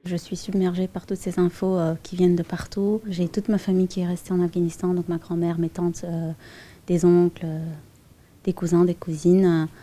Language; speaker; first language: French; early bilingual, other home language; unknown